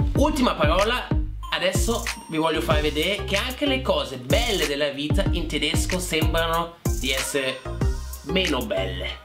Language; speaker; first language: Italian; non-native, fluent; German